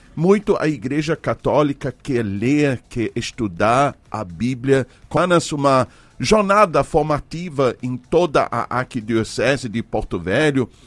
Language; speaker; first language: Portuguese; non-native, fluent; German